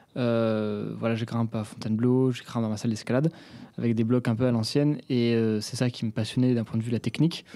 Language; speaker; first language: French; native; French